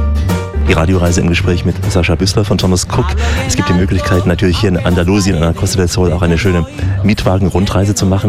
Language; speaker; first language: German; native; German